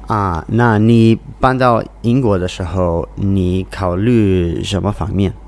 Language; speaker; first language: Chinese; non-native, learner; English